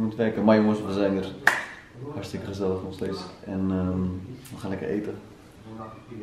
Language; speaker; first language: Dutch; native; Dutch